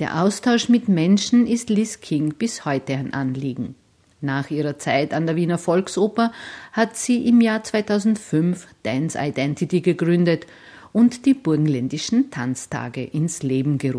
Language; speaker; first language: German; native; German